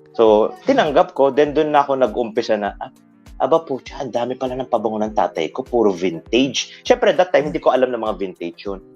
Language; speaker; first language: Filipino; native; Filipino